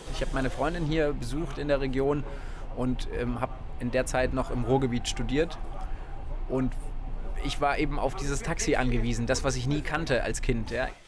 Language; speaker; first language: German; native; German